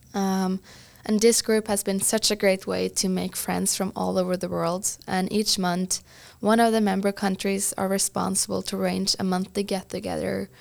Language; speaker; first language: English; non-native, fluent; Norwegian